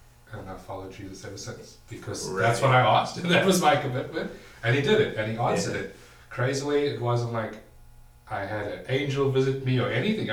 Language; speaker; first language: English; native; English